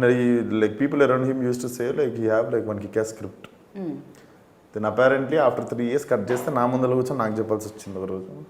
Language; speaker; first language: Telugu; native; Telugu